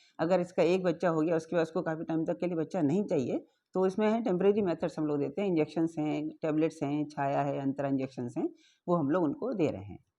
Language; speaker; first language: Hindi; native; Hindi